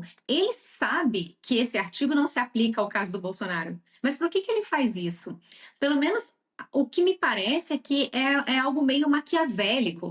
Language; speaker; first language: Portuguese; native; Portuguese